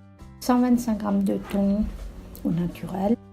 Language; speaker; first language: French; native; French